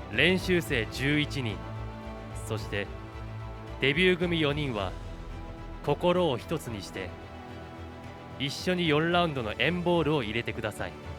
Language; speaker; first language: Japanese; native; Japanese